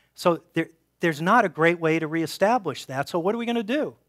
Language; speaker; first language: English; native; English